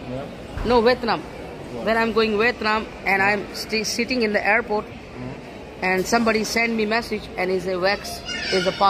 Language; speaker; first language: English; non-native, learner; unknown